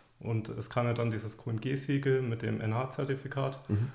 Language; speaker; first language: German; native; German